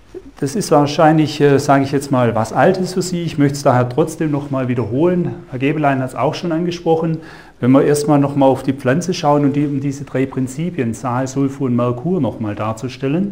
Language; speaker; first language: German; native; German